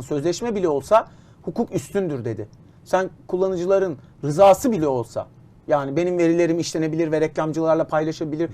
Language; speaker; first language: Turkish; native; Turkish